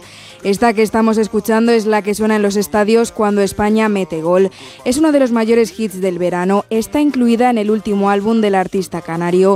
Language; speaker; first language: Spanish; native; Spanish